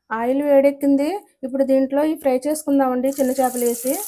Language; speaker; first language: Telugu; native; Telugu